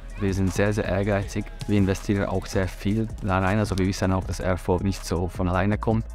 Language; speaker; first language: German; non-native, fluent; Hungarian